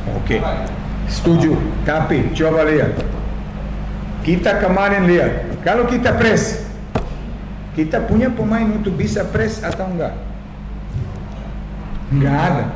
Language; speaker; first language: Indonesian; non-native, fluent; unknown